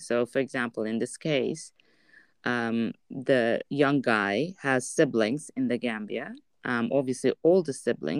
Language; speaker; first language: English; non-native, local second language; Wolof